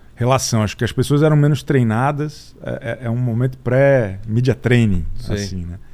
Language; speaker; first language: Portuguese; native; Portuguese